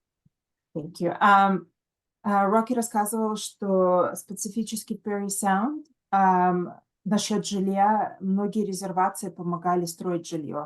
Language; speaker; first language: Russian; early bilingual, heritage; Russian